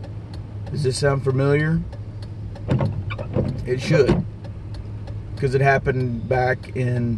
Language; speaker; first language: English; native; English